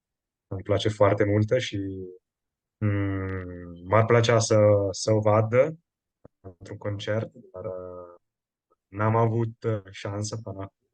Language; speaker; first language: Romanian; non-native, fluent; Italian